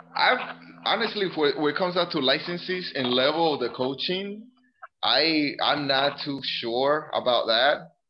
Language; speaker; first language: English; non-native, fluent; Spanish